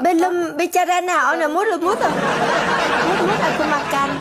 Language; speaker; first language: Indonesian; non-native, learner; Vietnamese